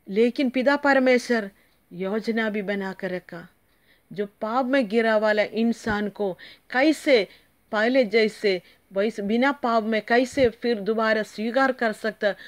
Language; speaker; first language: Hindi; non-native, local second language; Malayalam